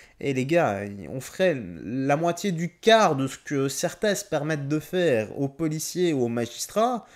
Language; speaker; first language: French; native; French